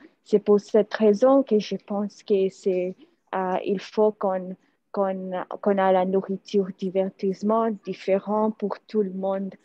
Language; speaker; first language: French; non-native, learner; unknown